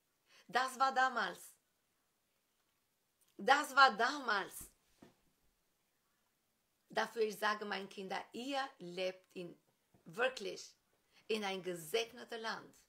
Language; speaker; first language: German; non-native, fluent; Albanian